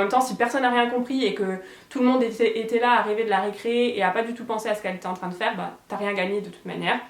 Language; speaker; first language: French; native; French